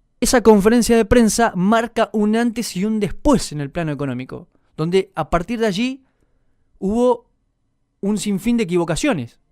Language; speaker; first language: Spanish; native; Spanish